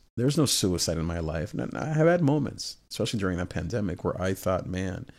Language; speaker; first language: English; early bilingual, other home language; Spanish